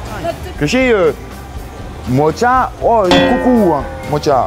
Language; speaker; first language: Chinese; non-native, learner; French